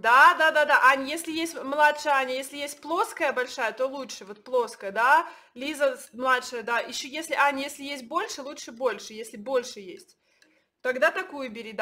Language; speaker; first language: Russian; native; Russian